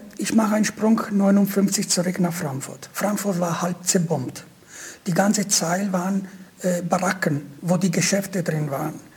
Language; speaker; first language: German; non-native, fluent; Italian